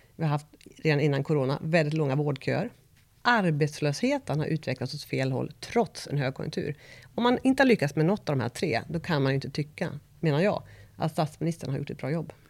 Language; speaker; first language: Swedish; native; Swedish